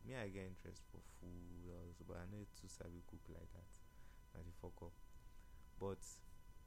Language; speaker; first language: English; non-native, local second language; Igbo